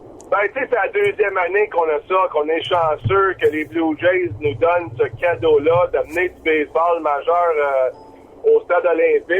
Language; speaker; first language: French; native; French